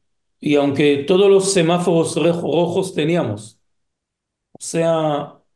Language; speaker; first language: Spanish; non-native, fluent; Hebrew